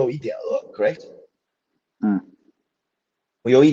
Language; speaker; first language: Chinese; non-native, fluent; Swedish